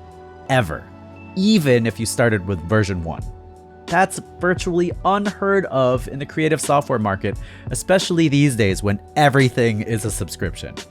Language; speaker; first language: English; native; English